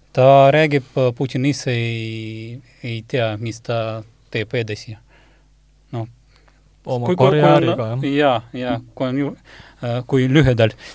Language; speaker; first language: Estonian; non-native, local second language; Russian